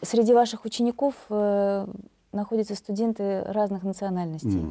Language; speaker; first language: Russian; native; Russian